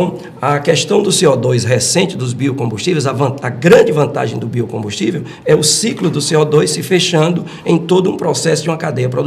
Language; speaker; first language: Portuguese; native; Portuguese